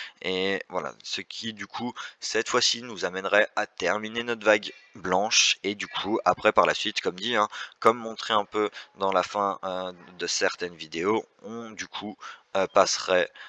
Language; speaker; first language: French; native; French